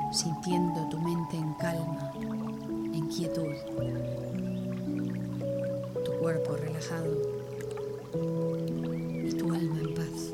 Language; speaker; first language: Spanish; native; Spanish